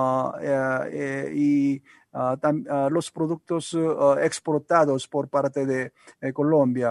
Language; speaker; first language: Spanish; non-native, learner; Korean